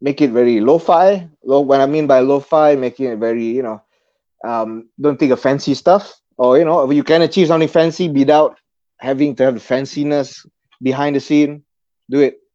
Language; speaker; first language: English; non-native, local second language; Malay